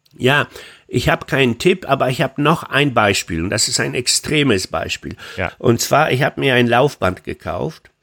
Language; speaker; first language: German; non-native, fluent; Polish